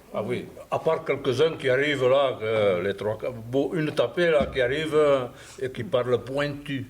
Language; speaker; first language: French; native; French